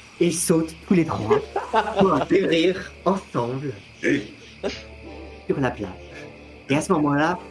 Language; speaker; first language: French; native; French